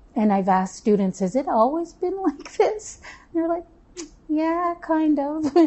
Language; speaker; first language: English; native; English